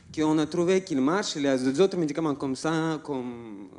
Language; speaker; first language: French; non-native, fluent; Russian